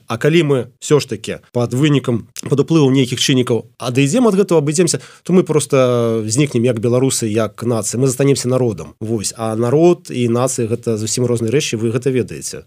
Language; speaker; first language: Belarusian; non-native, local second language; Russian